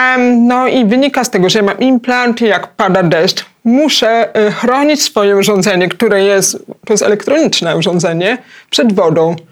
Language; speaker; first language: Polish; early bilingual, heritage; Polish